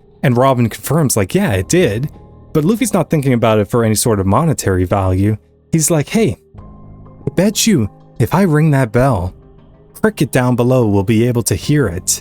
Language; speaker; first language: English; native; English